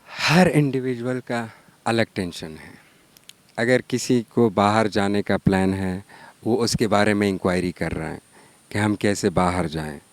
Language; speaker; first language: Hindi; non-native, fluent; Pashto